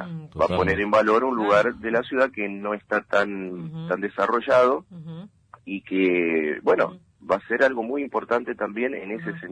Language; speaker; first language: Spanish; native; Spanish